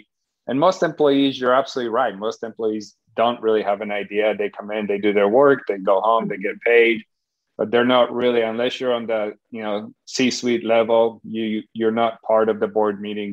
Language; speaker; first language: English; non-native, fluent; Polish